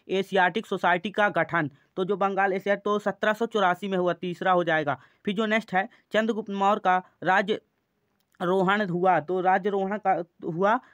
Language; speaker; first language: Hindi; native; Hindi